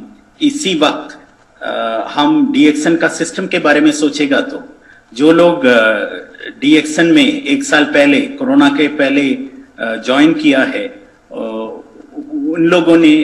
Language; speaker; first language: Hindi; non-native, fluent; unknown